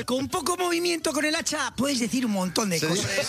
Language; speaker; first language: Spanish; native; Spanish